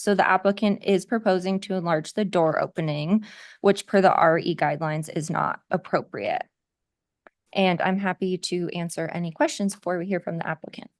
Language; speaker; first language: English; native; English